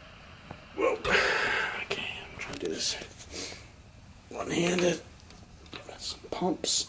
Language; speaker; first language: English; native; English